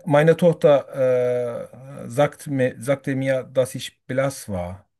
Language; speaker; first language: German; non-native, learner; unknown